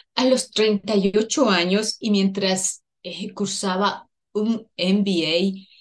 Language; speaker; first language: Spanish; native; Spanish